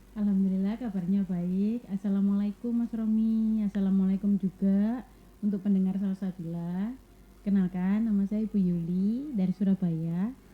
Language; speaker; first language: Indonesian; non-native, local second language; Javanese